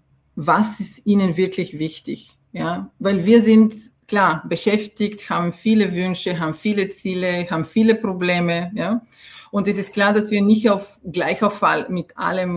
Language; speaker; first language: German; non-native, fluent; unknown